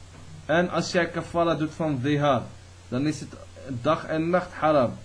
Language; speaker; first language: Dutch; early bilingual, other home language; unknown